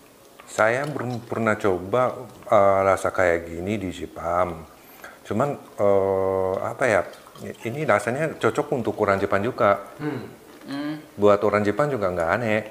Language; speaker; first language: Indonesian; non-native, fluent; Japanese